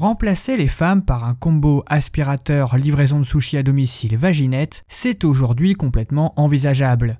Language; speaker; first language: French; native; French